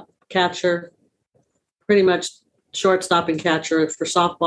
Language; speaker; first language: English; native; English